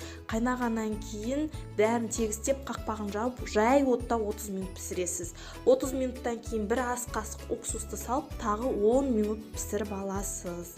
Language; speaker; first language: Kazakh; native; Kazakh